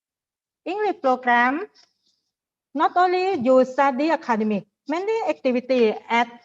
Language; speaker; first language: English; non-native, learner; Thai